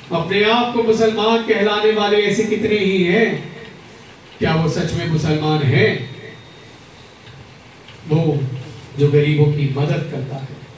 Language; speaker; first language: Hindi; native; Hindi